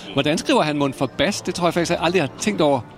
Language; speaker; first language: Danish; native; Danish